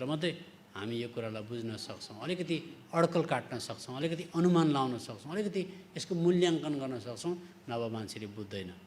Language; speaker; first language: Nepali; native; Nepali